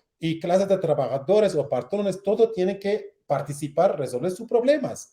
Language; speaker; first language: Spanish; non-native, learner; Kurdish